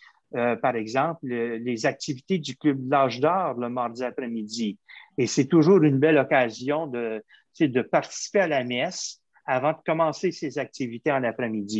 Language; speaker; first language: French; native; French